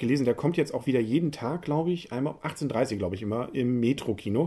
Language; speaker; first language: German; native; German